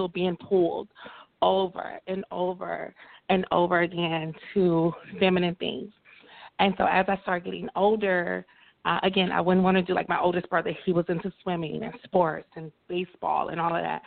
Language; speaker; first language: English; native; English